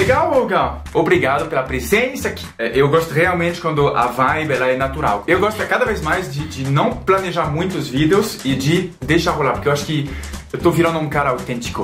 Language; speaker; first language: Portuguese; non-native, fluent; French